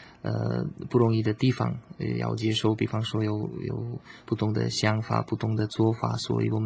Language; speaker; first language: Chinese; non-native, learner; Slovak